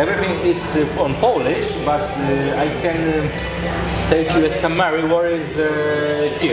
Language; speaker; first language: English; non-native, learner; Polish